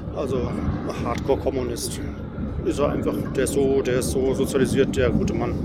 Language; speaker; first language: German; native; German